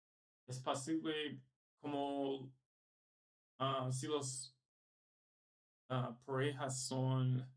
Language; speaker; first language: Spanish; non-native, learner; English